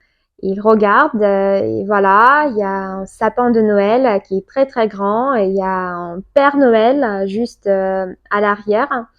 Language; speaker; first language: French; non-native, learner; Russian